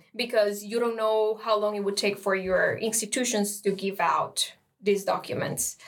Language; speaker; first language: English; non-native, fluent; Spanish